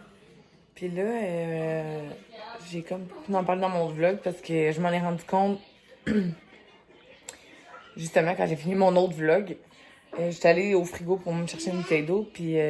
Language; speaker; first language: French; native; French